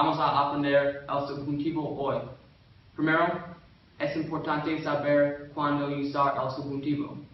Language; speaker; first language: Spanish; non-native, learner; English